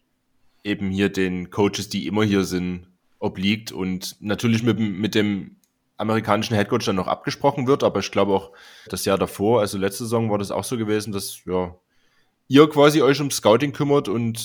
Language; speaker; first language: German; native; German